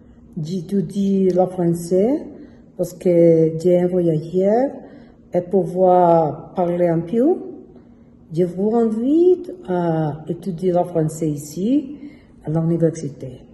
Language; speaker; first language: French; non-native, learner; Spanish